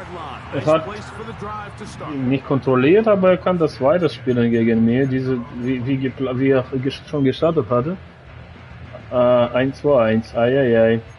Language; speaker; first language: German; non-native, learner; Russian